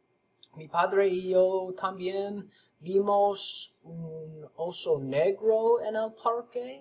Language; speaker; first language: Spanish; non-native, learner; English